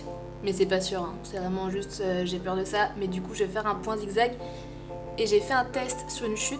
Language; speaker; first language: French; native; French